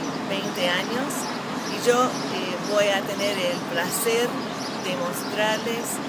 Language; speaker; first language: Spanish; non-native, fluent; English